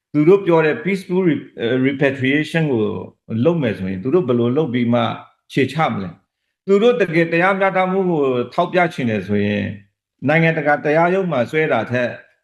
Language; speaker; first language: Burmese; native; Burmese